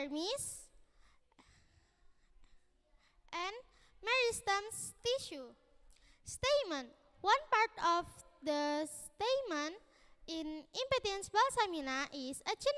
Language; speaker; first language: English; non-native, learner; Indonesian